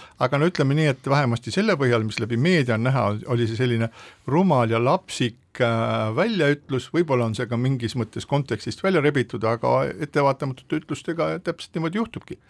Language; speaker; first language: Estonian; native; Estonian